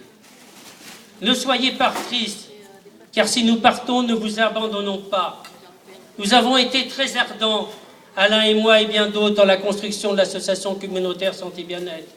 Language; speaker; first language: French; native; French